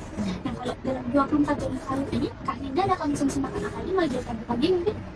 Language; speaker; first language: Indonesian; native; Indonesian